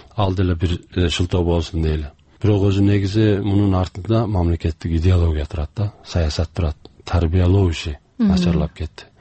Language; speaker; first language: Kyrgyz; early bilingual, heritage; Kyrgyz